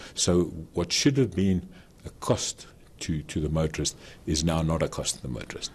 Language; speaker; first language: English; non-native, local second language; Afrikaans